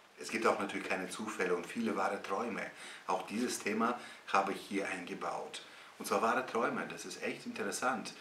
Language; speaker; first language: German; non-native, fluent; Russian